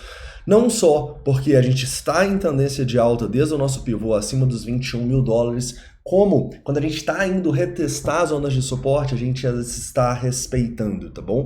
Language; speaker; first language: Portuguese; native; Portuguese